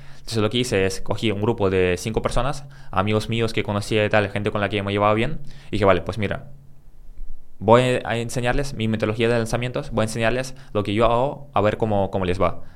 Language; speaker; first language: Spanish; early bilingual, other home language; Russian